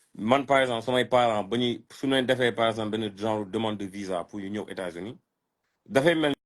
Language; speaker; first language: French; non-native, local second language; Wolof